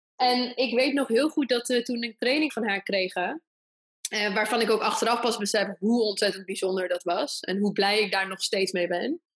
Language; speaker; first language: Dutch; early bilingual, other home language; Persian